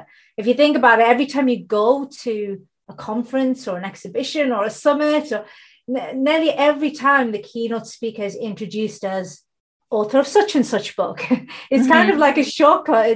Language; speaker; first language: English; native; English